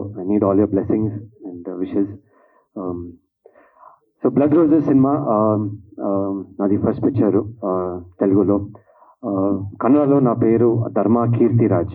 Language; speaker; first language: Telugu; non-native, learner; Kannada